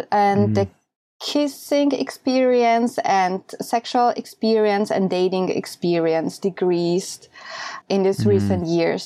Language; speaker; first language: English; non-native, fluent; German